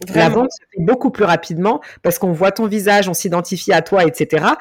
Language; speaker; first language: French; native; French